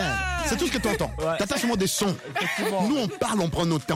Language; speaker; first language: French; non-native, local second language; Lingala